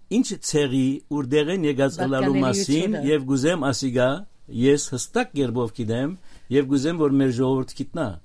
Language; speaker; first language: Armenian; native; Armenian